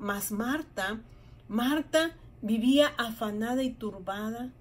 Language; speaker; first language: Spanish; native; Spanish